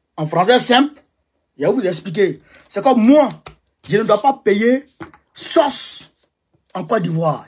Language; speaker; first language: French; non-native, local second language; Bambara